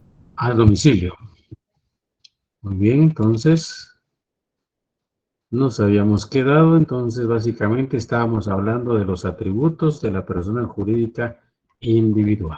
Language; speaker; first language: Spanish; native; Spanish